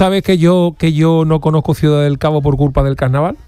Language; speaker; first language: Spanish; native; Spanish